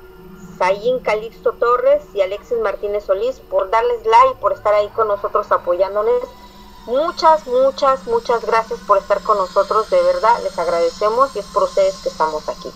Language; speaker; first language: Spanish; native; Spanish